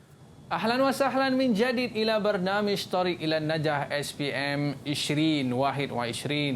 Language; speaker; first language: Arabic; non-native, local second language; Malay